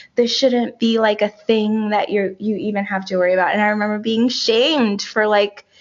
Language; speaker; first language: English; early bilingual, other home language; Haitian Creole